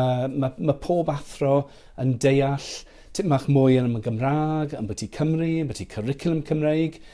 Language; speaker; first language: Welsh; non-native, fluent; English